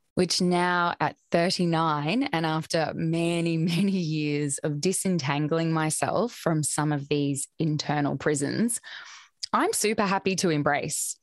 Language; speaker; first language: English; native; English